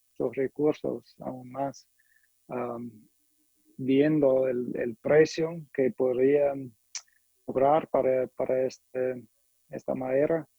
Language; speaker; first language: Spanish; non-native, fluent; English